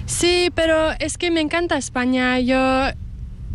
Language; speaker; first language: Spanish; early bilingual, heritage; Spanish